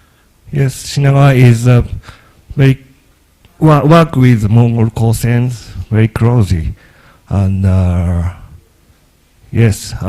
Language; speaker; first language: English; non-native, learner; Japanese